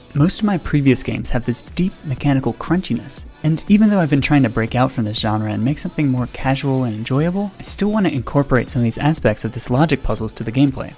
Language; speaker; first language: English; native; English